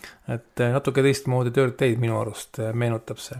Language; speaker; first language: Estonian; native; Estonian